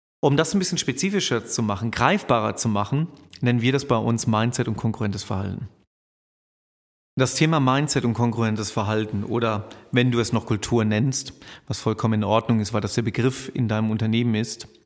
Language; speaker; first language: German; native; German